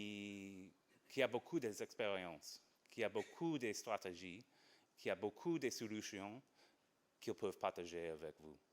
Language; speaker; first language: French; non-native, fluent; English